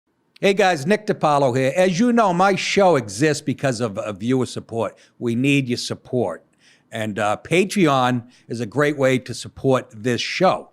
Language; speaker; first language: English; native; English